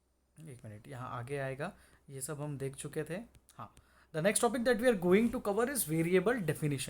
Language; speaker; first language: Hindi; native; Hindi